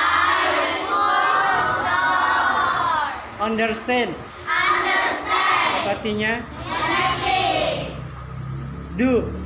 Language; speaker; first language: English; non-native, learner; Indonesian